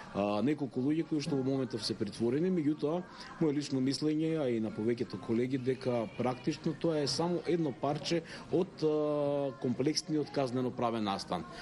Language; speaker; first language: Macedonian; native; Macedonian